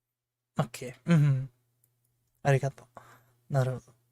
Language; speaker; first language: Japanese; non-native, learner; English